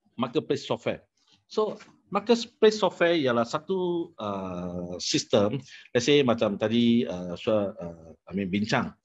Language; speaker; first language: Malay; non-native, local second language; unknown